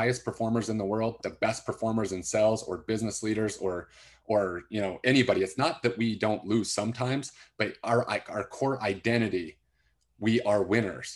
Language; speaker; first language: English; native; English